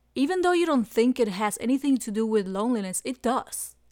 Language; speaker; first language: English; non-native, fluent; Spanish